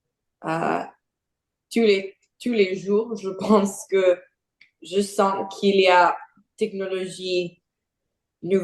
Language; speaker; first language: French; non-native, learner; Portuguese